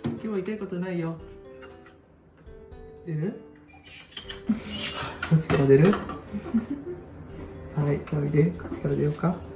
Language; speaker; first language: Japanese; native; Japanese